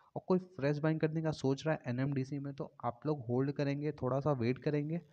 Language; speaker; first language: Hindi; native; Hindi